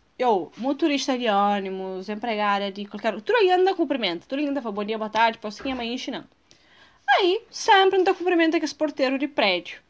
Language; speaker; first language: Portuguese; non-native, local second language; Kabuverdianu